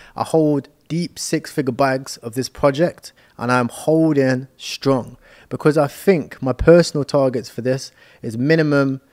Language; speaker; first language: English; native; English